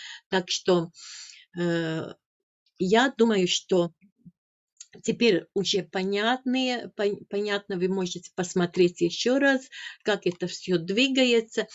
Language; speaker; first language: Russian; non-native, fluent; Latvian